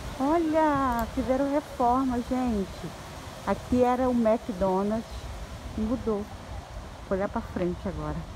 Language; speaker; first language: Portuguese; native; Portuguese